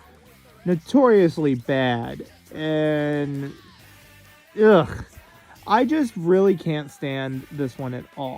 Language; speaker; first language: English; native; English